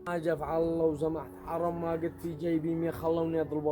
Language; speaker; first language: Arabic; native; Arabic